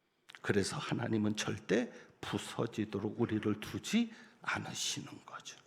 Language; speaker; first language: Korean; native; Korean